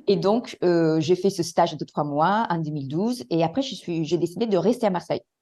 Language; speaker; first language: French; non-native, fluent; Italian